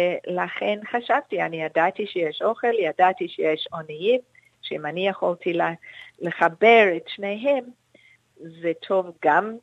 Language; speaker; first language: Hebrew; non-native, fluent; English